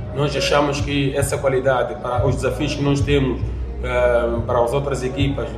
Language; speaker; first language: Portuguese; native; Portuguese